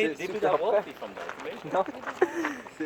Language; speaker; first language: French; native; French